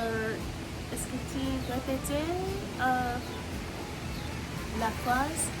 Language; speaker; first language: French; non-native, learner; English